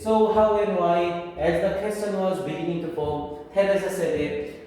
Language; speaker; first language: English; non-native, fluent; Korean